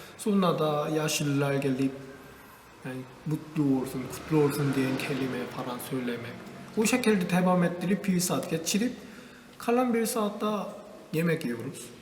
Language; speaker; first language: Turkish; non-native, learner; Korean